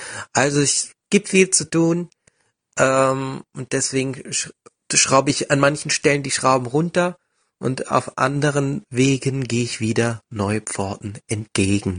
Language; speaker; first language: German; native; German